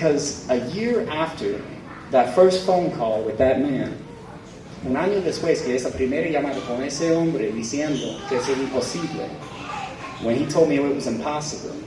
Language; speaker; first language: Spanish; non-native, fluent; English